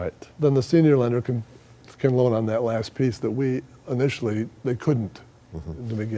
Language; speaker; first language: English; native; English